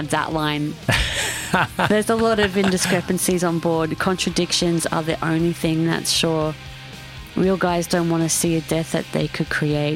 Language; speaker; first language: English; native; English